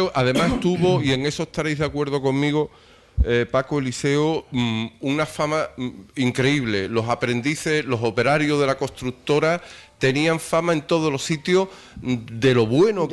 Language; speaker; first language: Spanish; native; Spanish